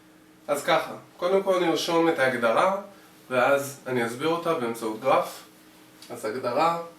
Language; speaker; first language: Hebrew; native; Hebrew